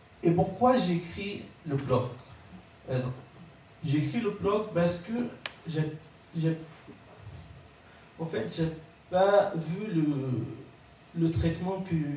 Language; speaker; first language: French; non-native, learner; Arabic